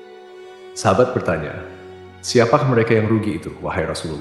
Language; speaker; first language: Indonesian; native; Indonesian